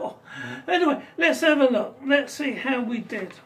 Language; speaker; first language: English; native; English